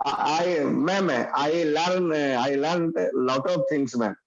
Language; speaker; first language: English; non-native, learner; Hindi